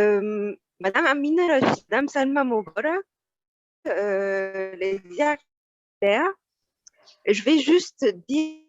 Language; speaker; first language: French; non-native, fluent; Arabic